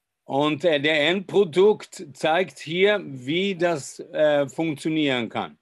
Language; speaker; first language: German; non-native, fluent; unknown